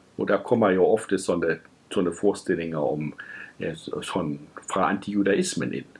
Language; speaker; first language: Norwegian; non-native, fluent; German